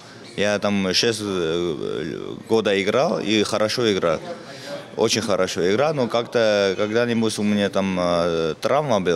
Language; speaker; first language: Russian; non-native, fluent; Armenian